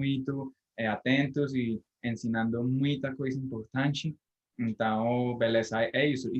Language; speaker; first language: Portuguese; non-native, fluent; Spanish